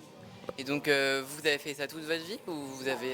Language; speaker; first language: French; native; French